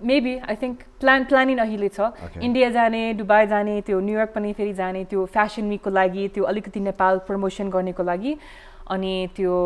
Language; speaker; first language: Nepali; early bilingual, heritage; English